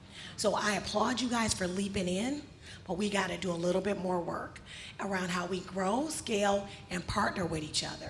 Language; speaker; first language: English; native; English